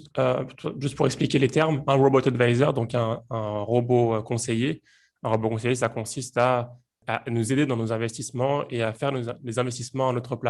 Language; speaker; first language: French; native; French